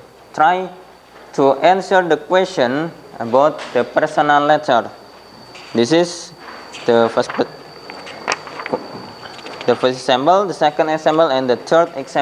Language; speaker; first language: English; non-native, fluent; Indonesian